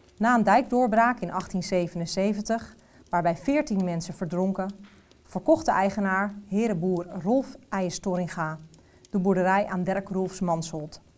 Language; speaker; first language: Dutch; native; Dutch